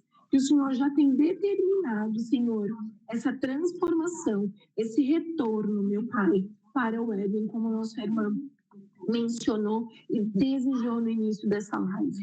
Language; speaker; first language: Portuguese; native; Portuguese